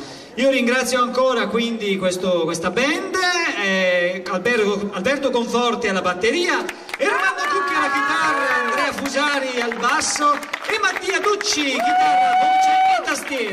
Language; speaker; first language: Italian; native; Italian